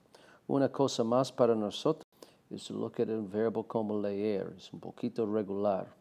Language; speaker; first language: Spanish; non-native, fluent; English